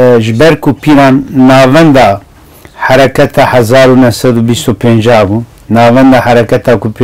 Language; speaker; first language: Kurdish; non-native, local second language; Zaza